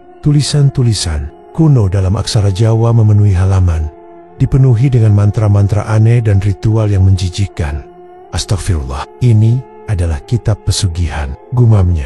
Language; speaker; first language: Indonesian; native; Indonesian